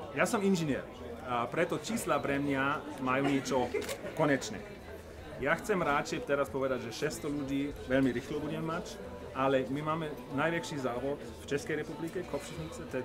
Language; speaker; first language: Slovak; non-native, learner; German